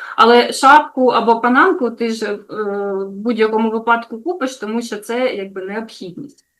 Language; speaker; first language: Ukrainian; native; Ukrainian